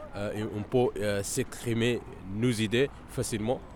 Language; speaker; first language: French; non-native, fluent; Arabic